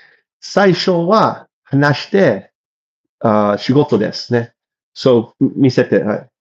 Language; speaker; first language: Japanese; non-native, learner; English